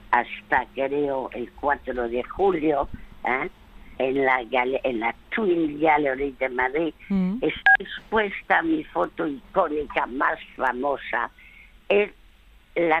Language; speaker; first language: Spanish; early bilingual, other home language; French